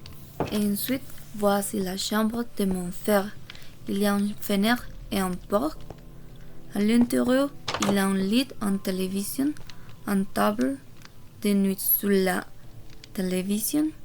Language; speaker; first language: French; non-native, learner; Korean